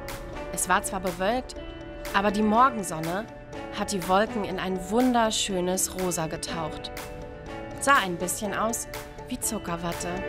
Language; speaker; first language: German; native; German